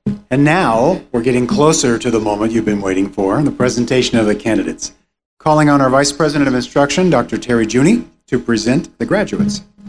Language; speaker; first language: English; native; English